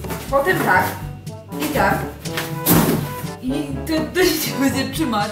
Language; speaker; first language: Polish; native; Polish